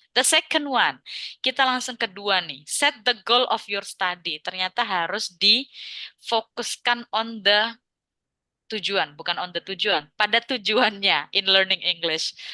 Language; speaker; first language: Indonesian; non-native, local second language; Javanese